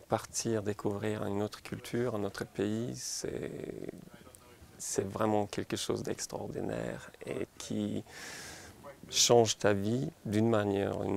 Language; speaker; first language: French; non-native, fluent; Swedish